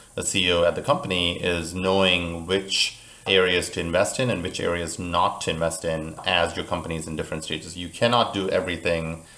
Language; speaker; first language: English; native; English